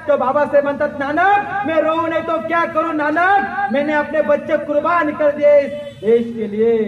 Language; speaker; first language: Hindi; non-native, local second language; Marathi